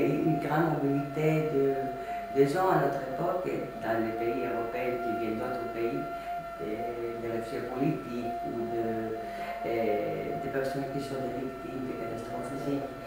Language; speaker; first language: French; non-native, fluent; Greek